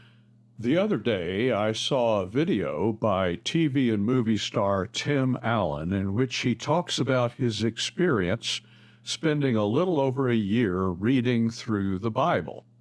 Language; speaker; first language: English; native; English